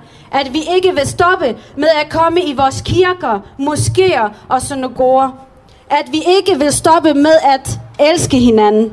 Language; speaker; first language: Danish; early bilingual, other home language; Arabic